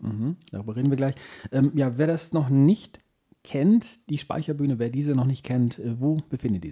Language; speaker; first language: German; native; German